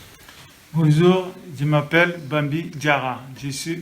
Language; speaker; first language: French; non-native, learner; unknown